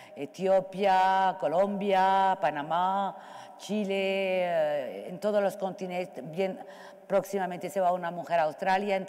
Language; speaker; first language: Spanish; non-native, fluent; Arabic